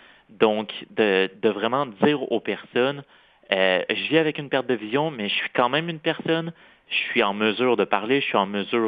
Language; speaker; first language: French; native; French